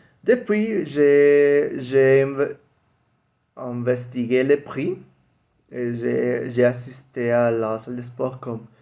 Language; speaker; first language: French; non-native, learner; Spanish